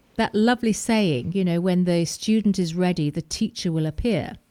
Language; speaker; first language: English; native; English